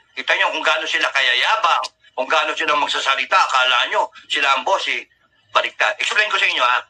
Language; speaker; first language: Filipino; native; Filipino